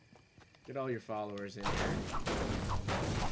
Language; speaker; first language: English; native; English